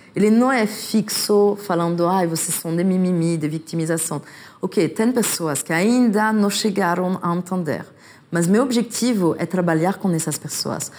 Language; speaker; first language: Portuguese; non-native, fluent; French